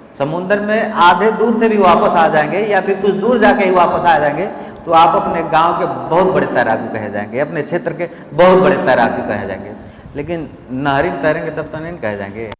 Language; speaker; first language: Hindi; native; Hindi